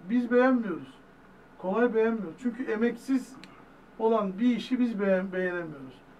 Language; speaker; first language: Turkish; native; Turkish